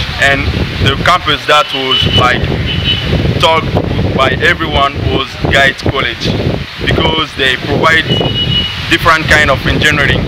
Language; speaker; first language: English; non-native, learner; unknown